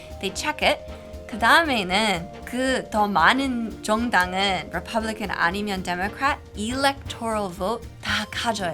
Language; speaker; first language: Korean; non-native, fluent; English